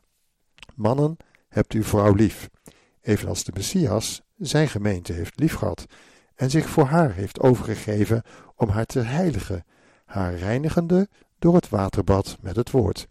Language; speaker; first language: Dutch; native; Dutch